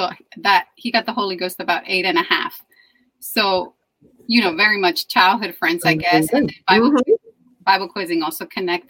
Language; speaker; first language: English; early bilingual, other home language; Spanish